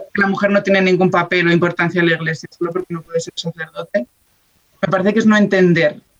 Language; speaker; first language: Spanish; native; Spanish